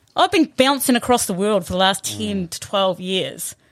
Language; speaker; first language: English; native; English